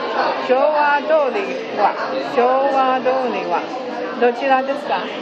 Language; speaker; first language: Japanese; non-native, learner; Chinese